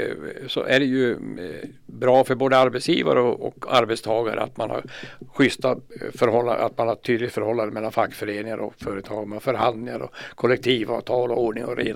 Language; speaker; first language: Swedish; native; Swedish